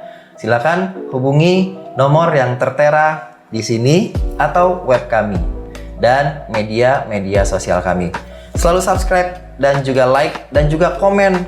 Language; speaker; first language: Indonesian; native; Indonesian